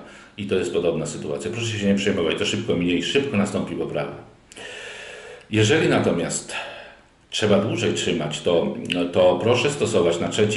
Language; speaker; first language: Polish; native; Polish